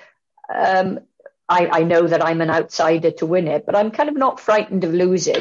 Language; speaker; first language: English; native; English